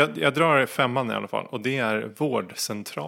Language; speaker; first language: Swedish; native; Swedish